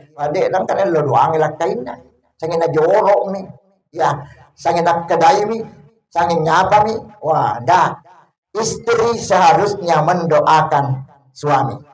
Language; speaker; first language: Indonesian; non-native, local second language; Buginese